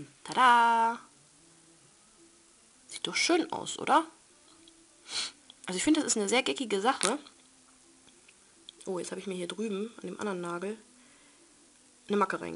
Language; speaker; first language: German; native; German